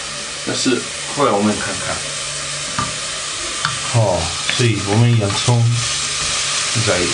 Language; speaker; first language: Chinese; non-native, fluent; Italian